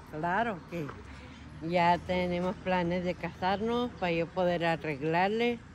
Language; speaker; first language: Spanish; native; Spanish